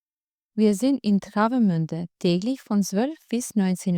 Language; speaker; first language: German; non-native, fluent; Albanian